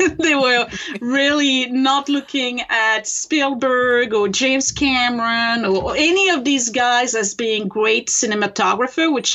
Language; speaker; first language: English; non-native, fluent; French